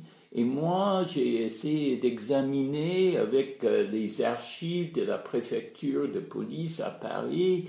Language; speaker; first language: French; non-native, fluent; English